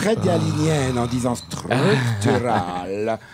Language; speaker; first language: French; native; French